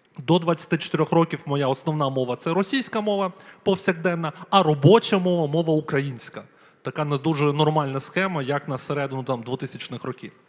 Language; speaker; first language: Ukrainian; non-native, local second language; Russian